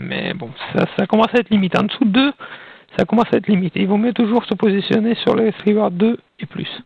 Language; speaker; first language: French; non-native, fluent; Russian